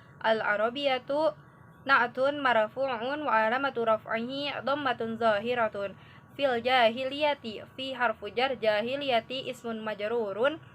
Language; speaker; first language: Arabic; non-native, learner; Indonesian